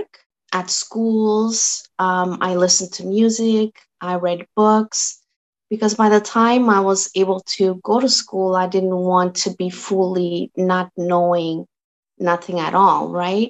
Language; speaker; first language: English; non-native, fluent; Portuguese